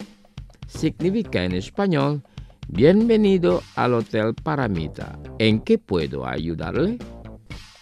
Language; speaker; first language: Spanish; non-native, fluent; Indonesian